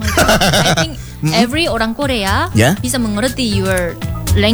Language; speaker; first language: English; non-native, learner; Korean